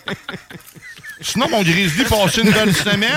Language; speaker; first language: French; native; French